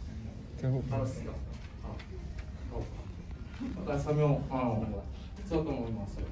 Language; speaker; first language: Japanese; non-native, fluent; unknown